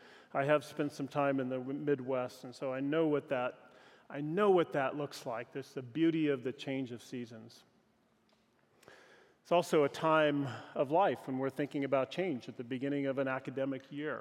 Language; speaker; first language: English; native; English